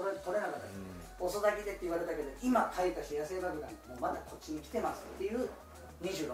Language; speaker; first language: Japanese; native; Japanese